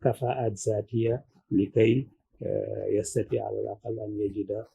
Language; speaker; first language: Arabic; non-native, fluent; Wolof